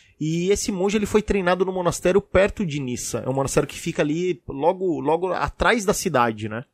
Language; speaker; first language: Portuguese; native; Portuguese